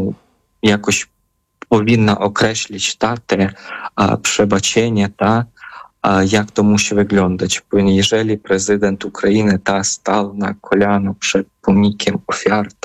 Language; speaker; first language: Polish; non-native, fluent; Ukrainian